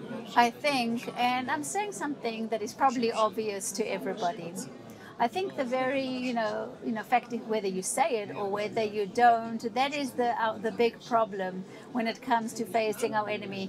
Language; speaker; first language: English; non-native, fluent; Hebrew